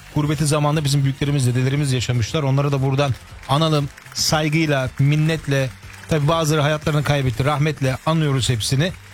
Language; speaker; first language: Turkish; early bilingual, heritage; Turkish